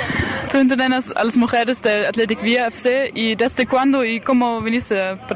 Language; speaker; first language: Spanish; non-native, fluent; German